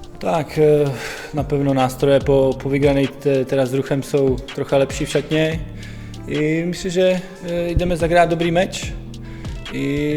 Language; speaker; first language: Polish; non-native, learner; Czech